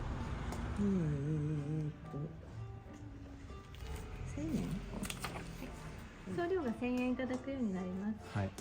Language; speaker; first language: Japanese; native; Japanese